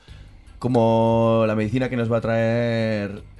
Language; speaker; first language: Spanish; native; Spanish